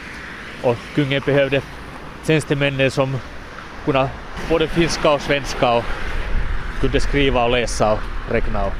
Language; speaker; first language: Swedish; non-native, local second language; Finnish